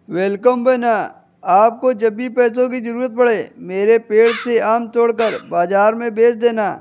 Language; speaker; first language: Hindi; native; Hindi